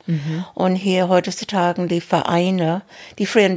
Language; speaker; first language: German; non-native, fluent; English